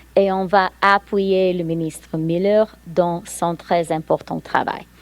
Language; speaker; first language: French; non-native, fluent; English